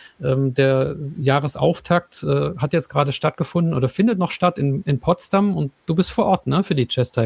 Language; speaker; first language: German; native; German